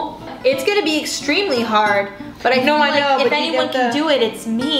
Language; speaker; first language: English; native; English